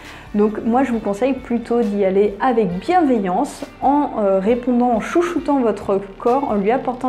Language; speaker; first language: French; native; French